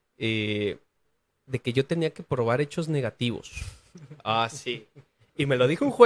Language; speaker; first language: Spanish; native; Spanish